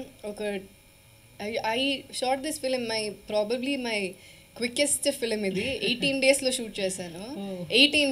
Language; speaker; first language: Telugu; non-native, fluent; Malayalam